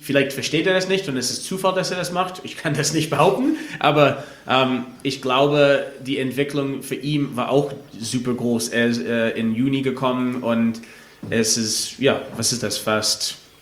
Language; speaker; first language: German; non-native, fluent; English